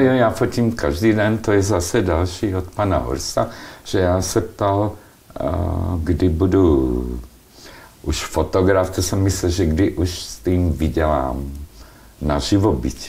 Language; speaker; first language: Czech; non-native, local second language; Slovak